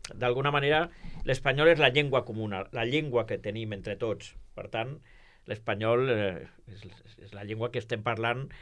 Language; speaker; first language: Catalan; native; Catalan